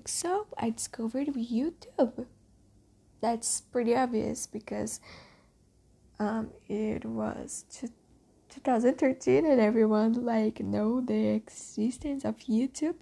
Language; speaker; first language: English; non-native, learner; Portuguese